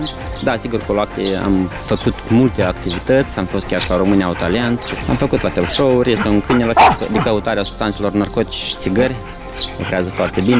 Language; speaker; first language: Romanian; non-native, local second language; Russian